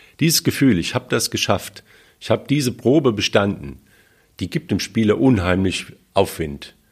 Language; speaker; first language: German; native; German